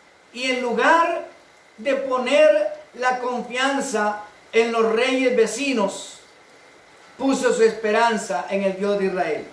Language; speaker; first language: Spanish; native; Spanish